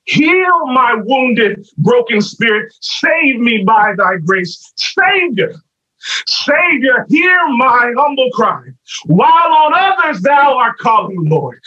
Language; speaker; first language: English; native; English